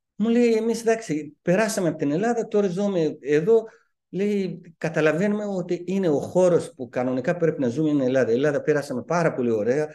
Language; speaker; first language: Greek; non-native, fluent; Persian